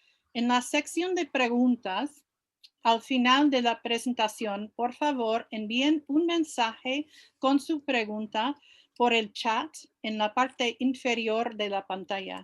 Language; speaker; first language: Spanish; non-native, fluent; English